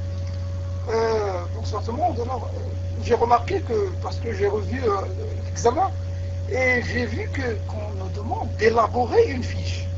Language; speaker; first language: French; non-native, local second language; Arabic